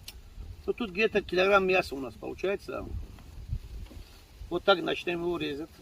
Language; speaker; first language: Russian; non-native, learner; Tajik